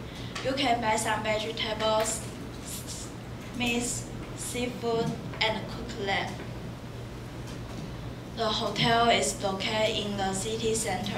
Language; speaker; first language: English; non-native, learner; Chinese